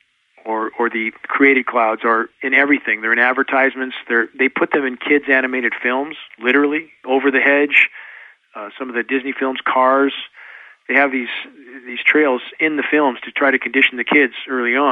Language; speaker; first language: English; native; English